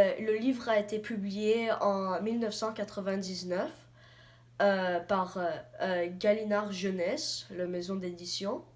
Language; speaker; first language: French; non-native, learner; English